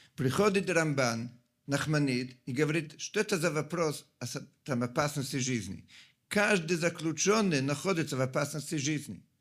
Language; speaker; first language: Russian; non-native, fluent; Italian